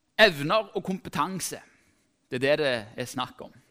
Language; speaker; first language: Norwegian; native; Norwegian